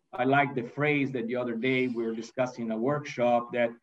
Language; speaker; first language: English; non-native, fluent; Portuguese